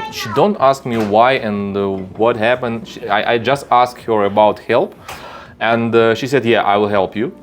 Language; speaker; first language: English; non-native, learner; Russian